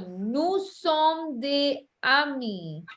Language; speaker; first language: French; non-native, fluent; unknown